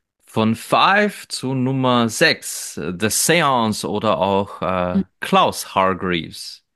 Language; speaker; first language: German; native; German